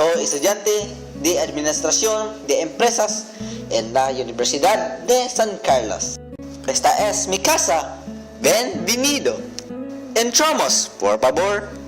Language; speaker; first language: Spanish; non-native, learner; Cebuano